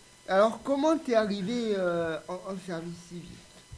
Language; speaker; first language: French; native; French